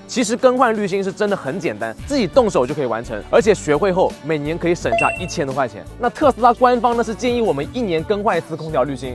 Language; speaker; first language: Chinese; native; Chinese